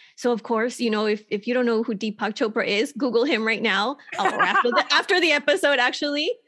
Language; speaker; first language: English; native; English